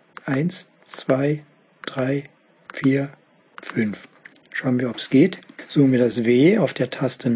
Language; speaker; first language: German; native; German